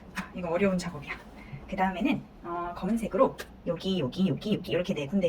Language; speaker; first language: Korean; native; Korean